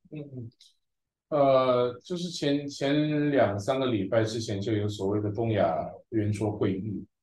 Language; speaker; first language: Chinese; early bilingual, heritage; Chinese